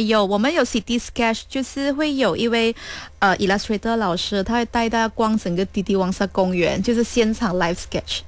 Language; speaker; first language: Chinese; native; Chinese